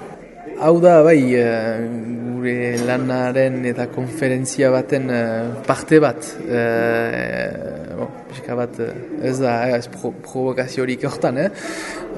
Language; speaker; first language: Basque; native; Basque